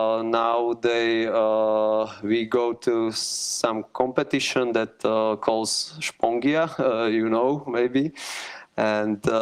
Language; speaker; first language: English; non-native, learner; Slovak